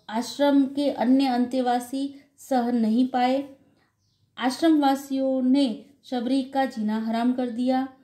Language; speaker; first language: Hindi; non-native, local second language; Gujarati